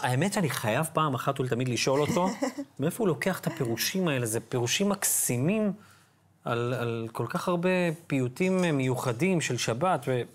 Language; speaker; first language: Hebrew; native; Hebrew